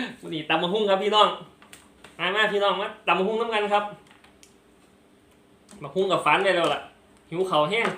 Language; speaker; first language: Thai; non-native, local second language; Lao